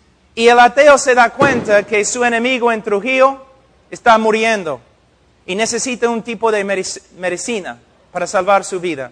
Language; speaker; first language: Spanish; non-native, fluent; English